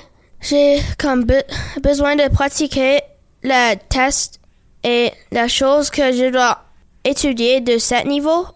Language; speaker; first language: French; early bilingual, other home language; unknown